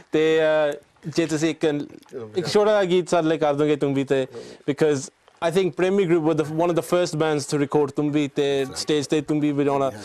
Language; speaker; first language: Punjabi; early bilingual, heritage; Punjabi